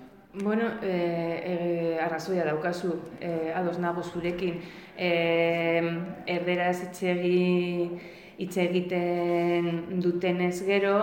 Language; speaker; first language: Basque; non-native, learner; Spanish